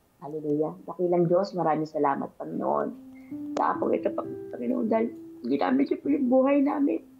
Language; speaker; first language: Filipino; native; Filipino